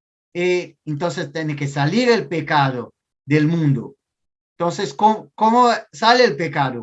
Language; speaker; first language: Spanish; non-native, fluent; Portuguese